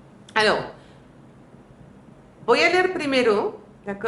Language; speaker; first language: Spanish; non-native, fluent; French